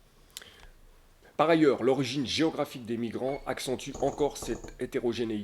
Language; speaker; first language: French; native; French